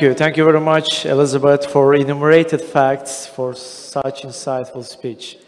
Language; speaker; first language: English; non-native, fluent; Azerbaijani